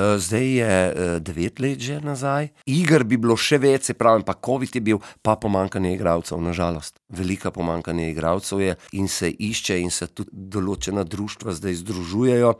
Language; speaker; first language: Slovenian; native; Slovenian